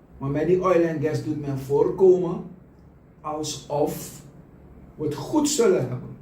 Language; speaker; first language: Dutch; native; Dutch